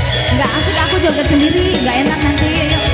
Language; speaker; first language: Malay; non-native, local second language; Javanese